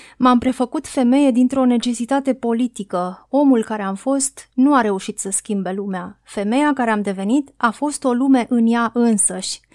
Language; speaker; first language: Romanian; native; Romanian